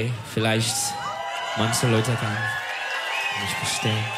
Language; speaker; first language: German; non-native, learner; Turkish